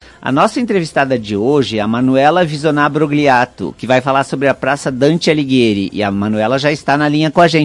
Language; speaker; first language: Portuguese; native; Portuguese